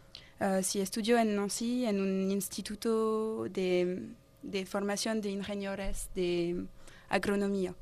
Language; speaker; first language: Spanish; non-native, learner; French